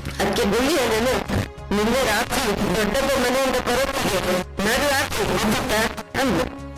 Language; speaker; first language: Kannada; native; Kannada